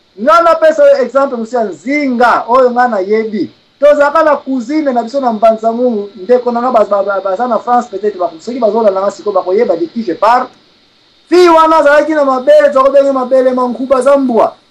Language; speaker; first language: Lingala; non-native, local second language; Kongo